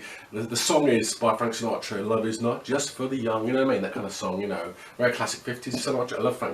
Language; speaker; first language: English; native; English